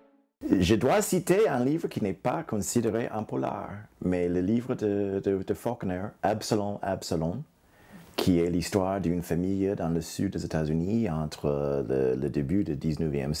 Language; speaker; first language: French; non-native, fluent; English